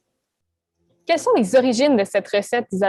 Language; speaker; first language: French; native; French